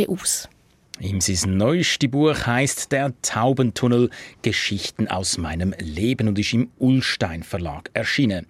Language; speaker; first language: German; native; German